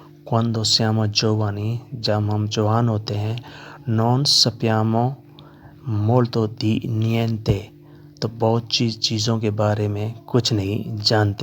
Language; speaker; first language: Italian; non-native, learner; Urdu